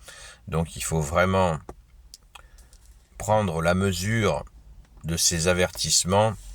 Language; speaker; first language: French; native; French